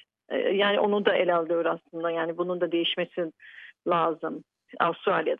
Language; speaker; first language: Turkish; early bilingual, heritage; Turkish